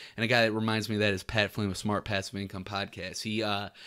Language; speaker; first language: English; native; English